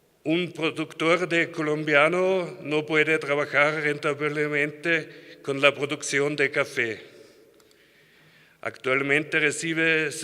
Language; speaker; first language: Spanish; non-native, learner; German